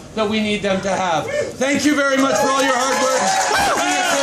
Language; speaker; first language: English; early bilingual, other home language; French